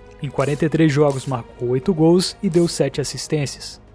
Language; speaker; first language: Portuguese; native; Portuguese